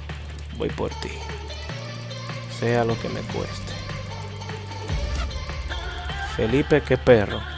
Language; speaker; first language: Spanish; native; Spanish